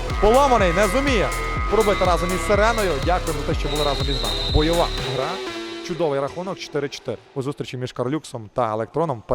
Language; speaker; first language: Ukrainian; native; Ukrainian